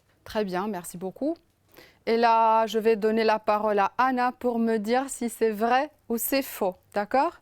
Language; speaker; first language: French; non-native, fluent; Romanian